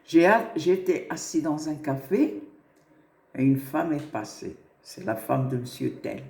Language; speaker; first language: French; non-native, local second language; Arabic